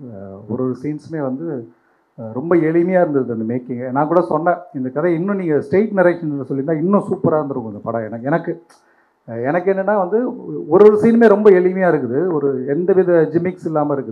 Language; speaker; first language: Tamil; native; Tamil